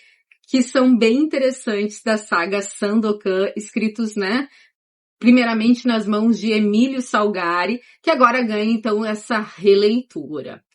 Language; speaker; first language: Portuguese; native; Portuguese